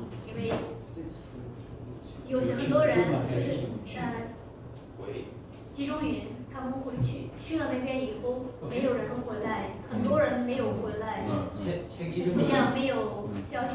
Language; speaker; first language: Chinese; non-native, local second language; Uyghur